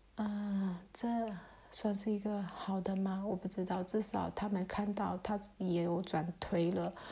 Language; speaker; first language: Chinese; early bilingual, heritage; Chinese